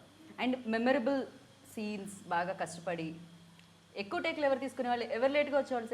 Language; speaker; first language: Telugu; native; Telugu